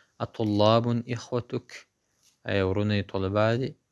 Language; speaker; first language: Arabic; non-native, fluent; Pashto